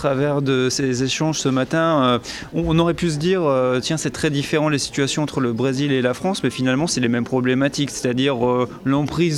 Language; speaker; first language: French; native; French